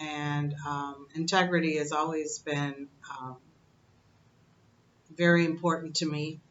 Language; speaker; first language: English; native; English